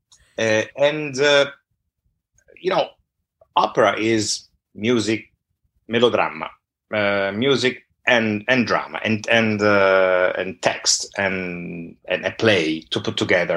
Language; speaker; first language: English; non-native, fluent; Italian